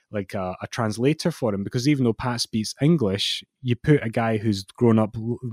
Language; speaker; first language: English; native; English